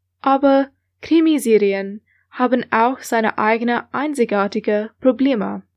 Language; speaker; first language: German; non-native, learner; English